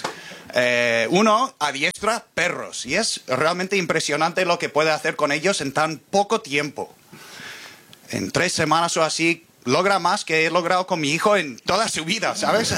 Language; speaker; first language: Spanish; non-native, fluent; English